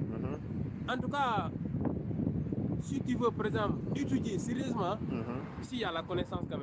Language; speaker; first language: French; non-native, local second language; Wolof